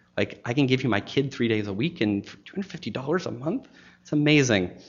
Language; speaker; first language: English; native; English